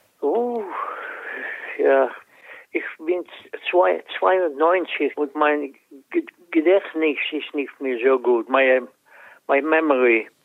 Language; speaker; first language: German; non-native, learner; Vietnamese